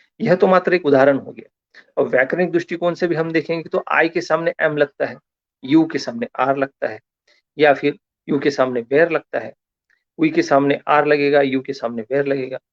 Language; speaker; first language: Hindi; non-native, local second language; Marathi